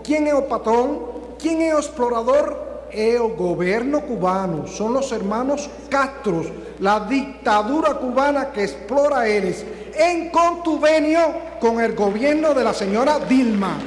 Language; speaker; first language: Portuguese; non-native, fluent; Spanish